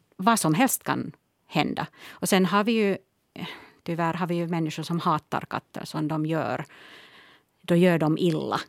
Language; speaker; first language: Swedish; non-native, local second language; Finnish